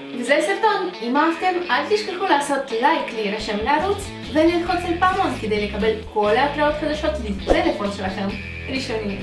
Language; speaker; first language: Hebrew; non-native, fluent; Russian